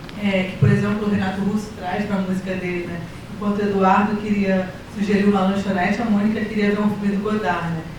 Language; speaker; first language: Portuguese; native; Portuguese